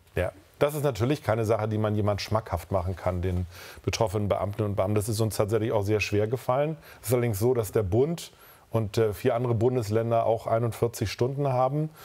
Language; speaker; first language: German; native; German